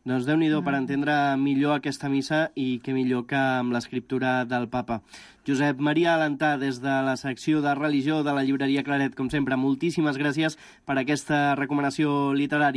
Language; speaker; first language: Catalan; native; Catalan